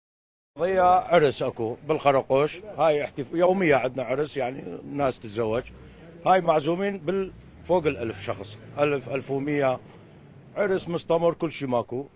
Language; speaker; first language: Arabic; native; Arabic